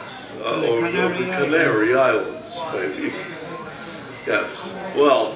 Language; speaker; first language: English; native; English